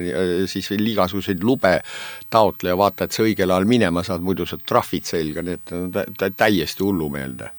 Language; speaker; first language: Estonian; native; Estonian